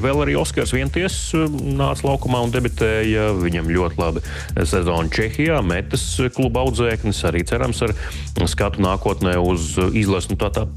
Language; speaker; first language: Latvian; native; Latvian